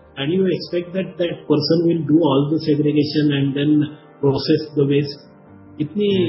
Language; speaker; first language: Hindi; non-native, local second language; Marathi